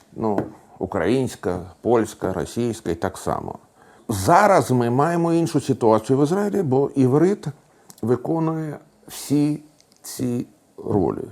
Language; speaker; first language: Ukrainian; native; Ukrainian